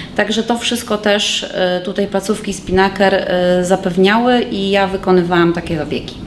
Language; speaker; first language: Polish; native; Polish